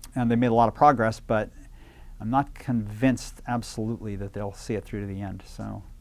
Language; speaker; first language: English; native; English